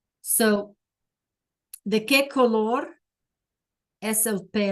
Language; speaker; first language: Spanish; non-native, learner; English